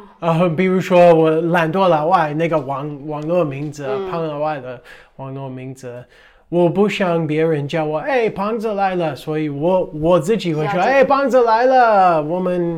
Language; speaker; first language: Chinese; non-native, fluent; English